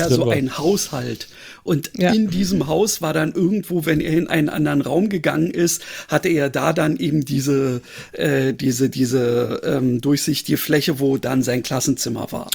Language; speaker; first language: German; native; German